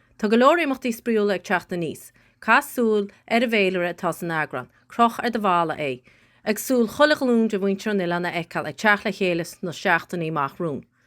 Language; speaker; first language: Irish; native; Irish